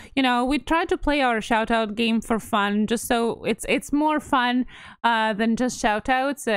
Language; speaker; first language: English; non-native, fluent; Latvian